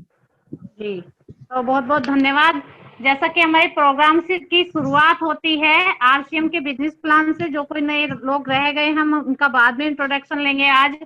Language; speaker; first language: Hindi; native; Hindi